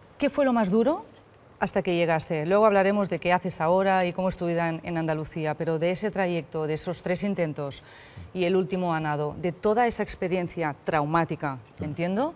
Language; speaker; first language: Spanish; non-native, local second language; Catalan